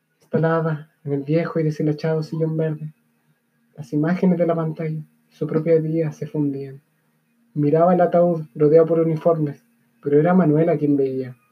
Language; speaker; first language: Spanish; native; Spanish